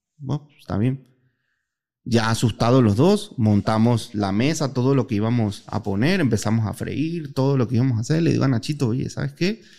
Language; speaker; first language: Spanish; native; Spanish